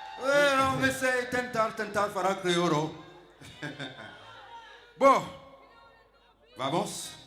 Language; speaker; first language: Portuguese; non-native, learner; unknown